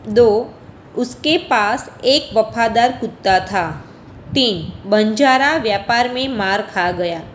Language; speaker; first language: Hindi; non-native, local second language; Gujarati